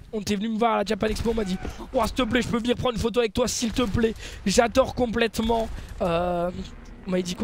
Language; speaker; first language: French; native; French